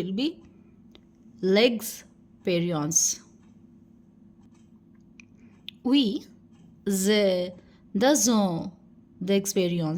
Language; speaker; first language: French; non-native, fluent; Hindi